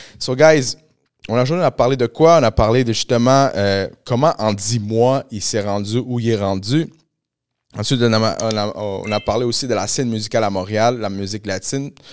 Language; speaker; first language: French; early bilingual, other home language; Spanish